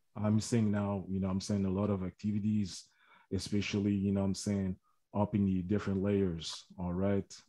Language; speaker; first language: English; native; English